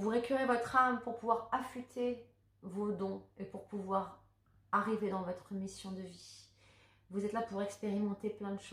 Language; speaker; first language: French; native; French